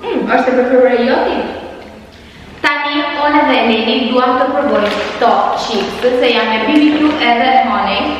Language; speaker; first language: Albanian; early bilingual, heritage; Albanian